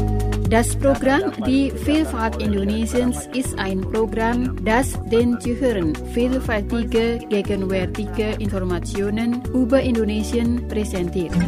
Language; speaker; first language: German; non-native, fluent; Indonesian